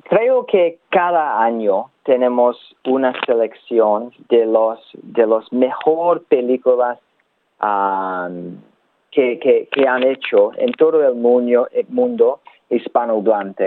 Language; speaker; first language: Spanish; non-native, learner; English